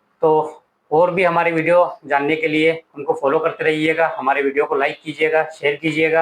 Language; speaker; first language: Hindi; native; Hindi